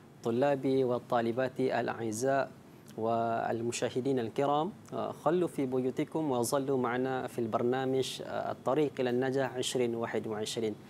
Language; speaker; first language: Arabic; non-native, fluent; Malay